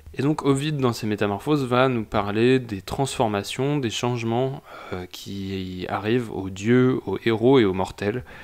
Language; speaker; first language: French; native; French